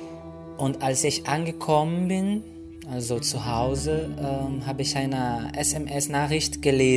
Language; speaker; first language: German; non-native, fluent; Portuguese